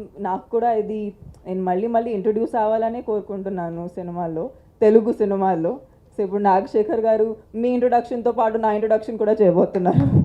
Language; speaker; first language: Telugu; non-native, local second language; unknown